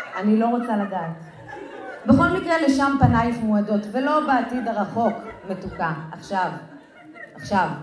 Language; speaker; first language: Hebrew; native; Hebrew